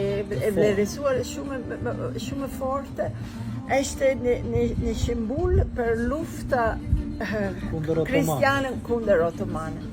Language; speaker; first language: Albanian; non-native, learner; Italian